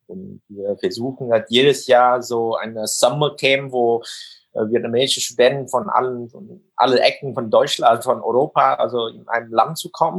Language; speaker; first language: German; non-native, fluent; Vietnamese